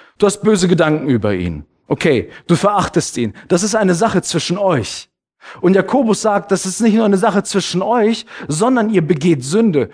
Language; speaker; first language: German; early bilingual, other home language; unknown